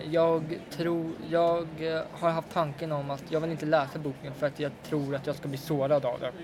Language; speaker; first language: Swedish; early bilingual, other home language; Russian